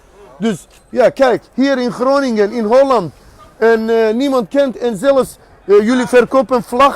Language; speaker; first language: Dutch; non-native, learner; Azerbaijani